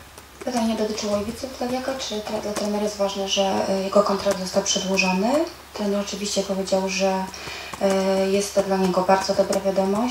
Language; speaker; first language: Polish; native; Polish